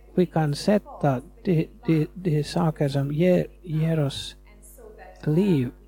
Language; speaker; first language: Swedish; non-native, fluent; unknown